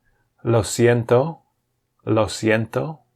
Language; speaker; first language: Spanish; non-native, fluent; English